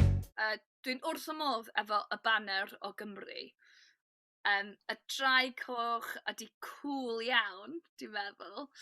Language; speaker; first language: Welsh; non-native, learner; English